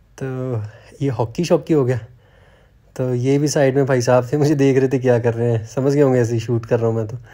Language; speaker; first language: Hindi; native; Hindi